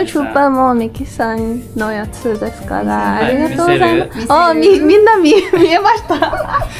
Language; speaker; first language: Japanese; non-native, fluent; Tibetan